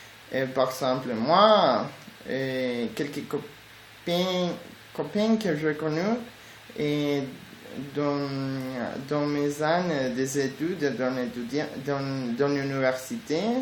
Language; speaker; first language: French; non-native, learner; Spanish